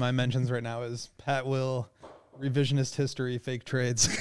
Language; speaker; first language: English; native; English